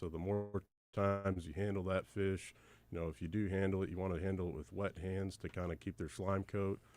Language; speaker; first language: English; native; English